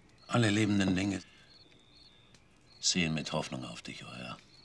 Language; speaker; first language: German; native; German